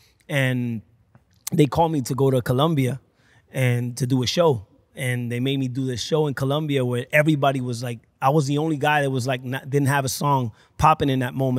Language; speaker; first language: English; early bilingual, other home language; Spanish